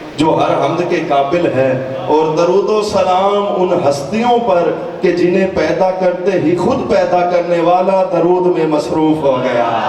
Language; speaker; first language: Urdu; non-native, local second language; Saraiki